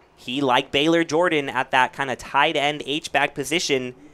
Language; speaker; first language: English; early bilingual, other home language; Spanish